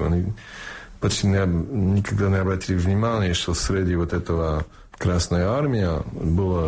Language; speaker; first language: Russian; non-native, fluent; English